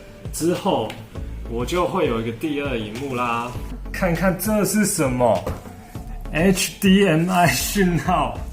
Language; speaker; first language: Chinese; native; Chinese